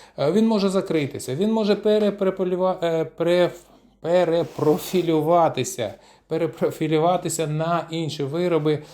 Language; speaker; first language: Ukrainian; non-native, local second language; Russian